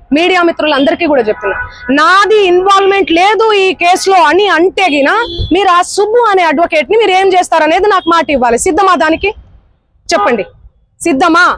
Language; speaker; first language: Telugu; non-native, local second language; Lambadi